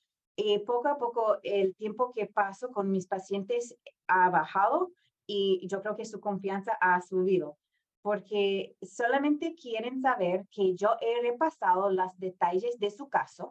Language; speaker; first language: Spanish; non-native, fluent; English